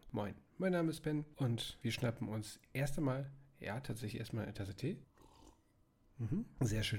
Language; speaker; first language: German; native; German